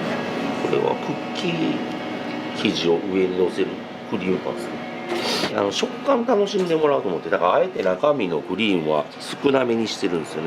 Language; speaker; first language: Japanese; native; Japanese